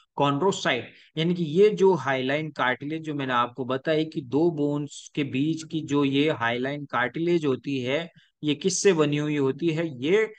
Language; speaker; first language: Hindi; native; Hindi